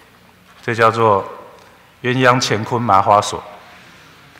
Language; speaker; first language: Chinese; native; Chinese